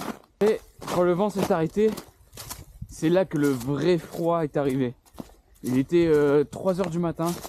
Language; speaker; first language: French; native; French